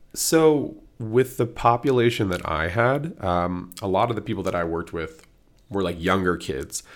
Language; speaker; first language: English; native; English